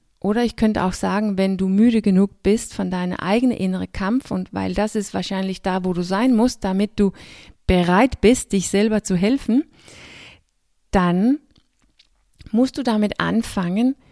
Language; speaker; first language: German; non-native, fluent; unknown